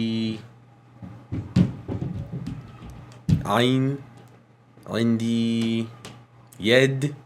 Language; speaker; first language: Arabic; non-native, learner; English